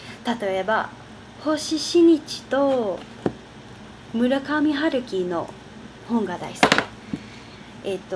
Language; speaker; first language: Japanese; non-native, learner; English